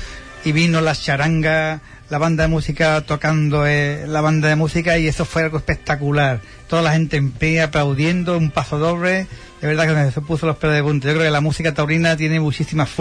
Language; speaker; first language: Spanish; native; Spanish